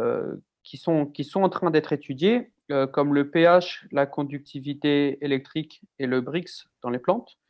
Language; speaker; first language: French; native; French